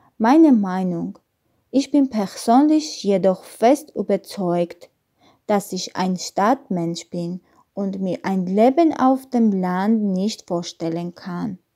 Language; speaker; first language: German; non-native, learner; Armenian